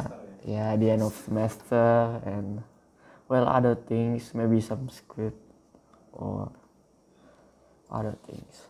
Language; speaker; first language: English; non-native, learner; Indonesian